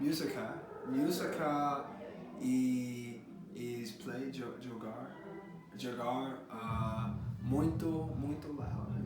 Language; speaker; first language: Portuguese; non-native, learner; English